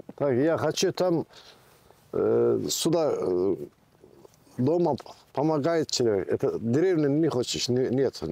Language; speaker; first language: Russian; non-native, learner; Turkish